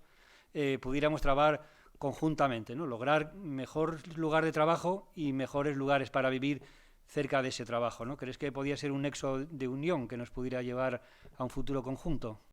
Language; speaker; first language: Spanish; native; Spanish